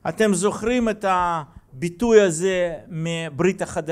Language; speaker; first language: Hebrew; non-native, fluent; Russian